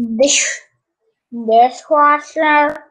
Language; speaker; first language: English; non-native, learner; Turkish